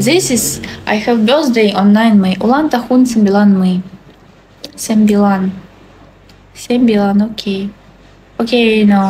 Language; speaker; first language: English; non-native, learner; Russian